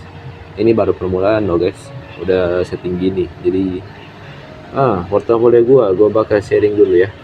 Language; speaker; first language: Indonesian; native; Indonesian